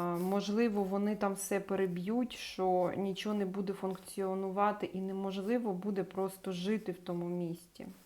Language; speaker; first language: Ukrainian; non-native, local second language; Russian